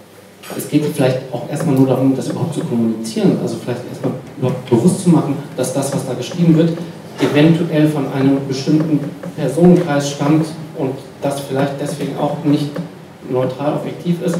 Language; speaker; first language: German; native; German